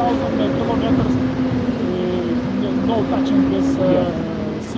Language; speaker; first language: English; non-native, learner; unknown